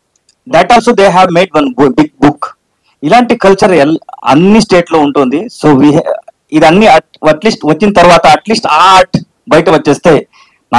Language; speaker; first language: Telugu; non-native, learner; Kannada